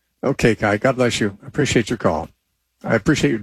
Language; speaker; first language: English; native; English